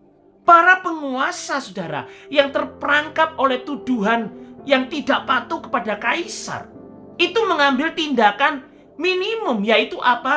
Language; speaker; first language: Indonesian; native; Indonesian